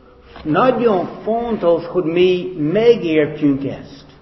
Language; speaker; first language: Hungarian; non-native, fluent; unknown